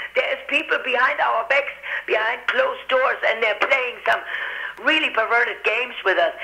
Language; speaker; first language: English; non-native, fluent; German